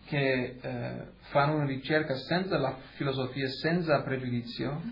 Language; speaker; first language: Italian; early bilingual, heritage; Italian